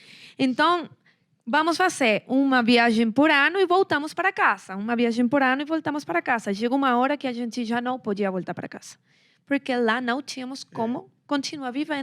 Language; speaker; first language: Portuguese; non-native, fluent; Spanish